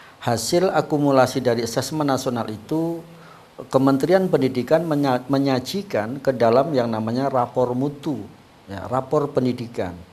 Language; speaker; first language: Indonesian; non-native, local second language; Javanese